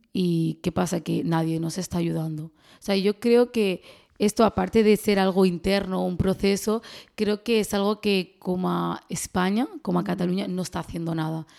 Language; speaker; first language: Spanish; early bilingual, other home language; Arabic